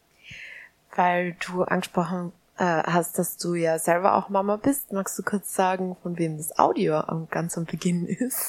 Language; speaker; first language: German; native; German